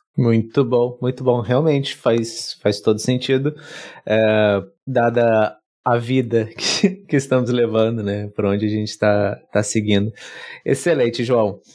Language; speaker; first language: Portuguese; native; Portuguese